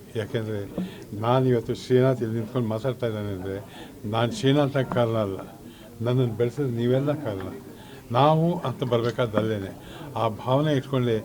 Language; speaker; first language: Kannada; native; Kannada